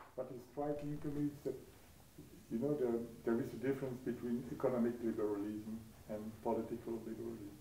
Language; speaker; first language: English; non-native, fluent; French